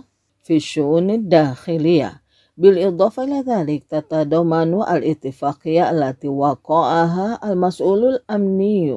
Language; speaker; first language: Arabic; non-native, fluent; Indonesian